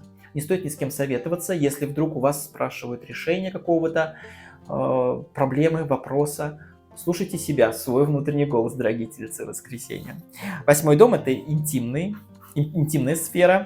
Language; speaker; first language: Russian; native; Russian